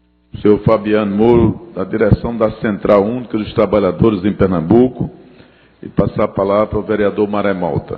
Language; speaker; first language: Portuguese; native; Portuguese